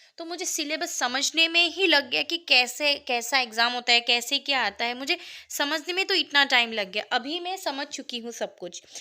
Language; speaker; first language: Hindi; non-native, local second language; Assamese